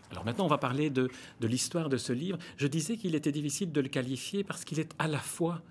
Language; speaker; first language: French; native; French